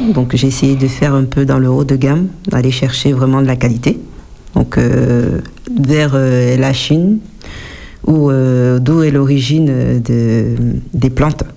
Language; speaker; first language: French; native; French